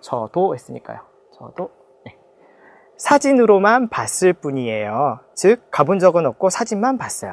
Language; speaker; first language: Korean; native; Korean